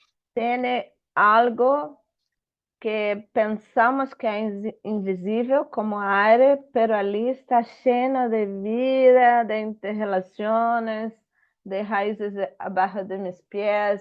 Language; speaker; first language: Spanish; non-native, fluent; Portuguese